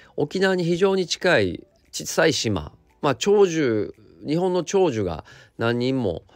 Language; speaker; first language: Japanese; native; Japanese